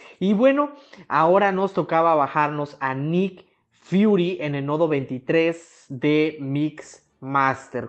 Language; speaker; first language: Spanish; native; Spanish